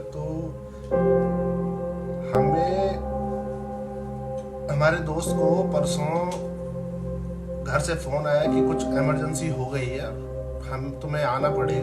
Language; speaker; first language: Hindi; native; Hindi